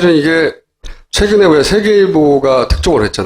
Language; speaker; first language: Korean; native; Korean